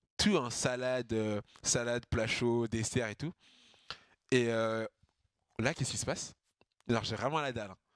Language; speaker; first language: French; native; French